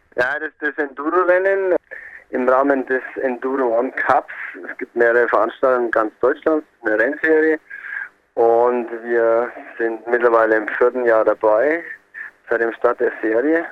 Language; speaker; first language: German; native; German